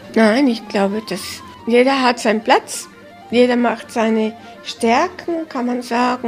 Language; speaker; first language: German; early bilingual, heritage; German